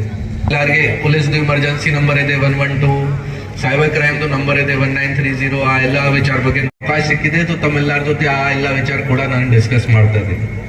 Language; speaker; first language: Kannada; non-native, fluent; Hindi